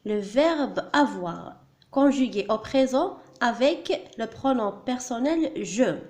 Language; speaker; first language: French; non-native, local second language; Arabic